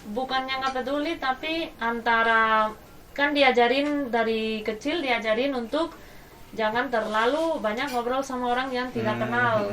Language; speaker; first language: Indonesian; non-native, fluent; Spanish